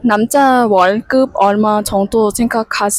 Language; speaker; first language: Korean; non-native, learner; Lao